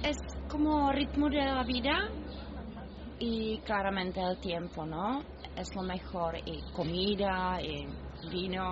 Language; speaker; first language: Spanish; non-native, learner; Czech